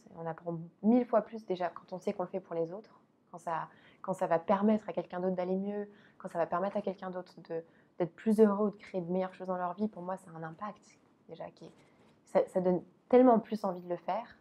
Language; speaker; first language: French; native; French